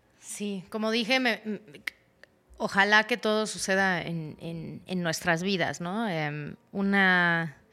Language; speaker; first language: Spanish; early bilingual, heritage; Spanish